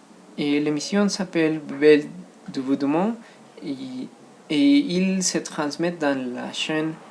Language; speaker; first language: French; non-native, learner; Spanish